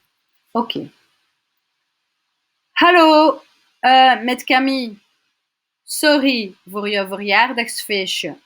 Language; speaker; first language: Dutch; non-native, local second language; French